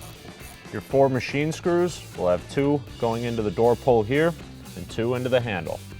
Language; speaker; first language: English; native; English